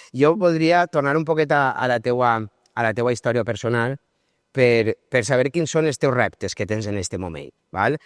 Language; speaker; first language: Catalan; native; Catalan